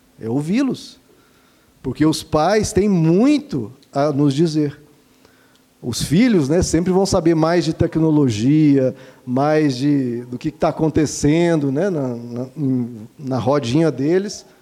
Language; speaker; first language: Portuguese; native; Portuguese